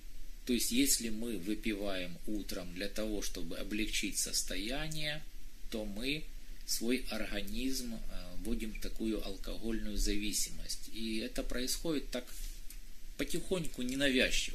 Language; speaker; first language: Russian; native; Russian